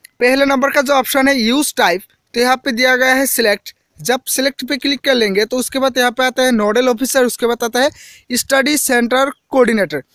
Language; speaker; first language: Hindi; non-native, local second language; Assamese